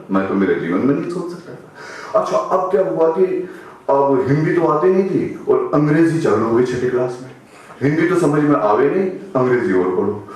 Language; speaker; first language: Hindi; non-native, local second language; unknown